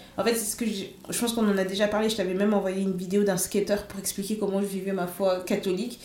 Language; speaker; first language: French; early bilingual, other home language; Lingala